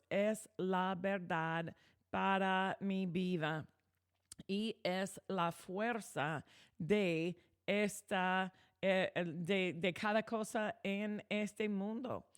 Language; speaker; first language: Spanish; non-native, fluent; English